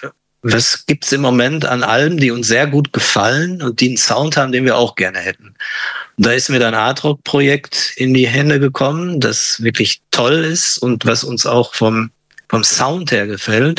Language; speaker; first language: German; native; German